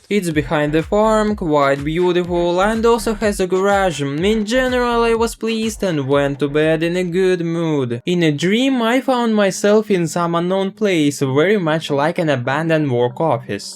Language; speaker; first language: English; non-native, fluent; Russian